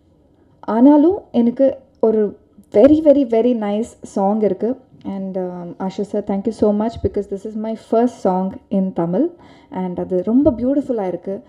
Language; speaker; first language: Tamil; non-native, learner; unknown